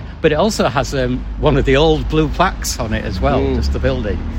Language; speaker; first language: English; native; English